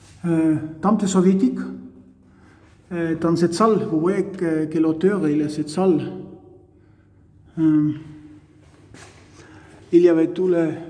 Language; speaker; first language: French; non-native, learner; Estonian